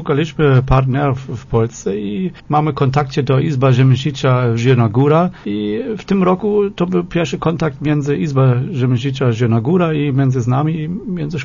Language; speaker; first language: Polish; non-native, learner; German